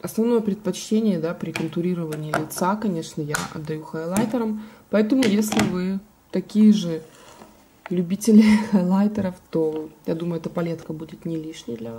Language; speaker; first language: Russian; native; Russian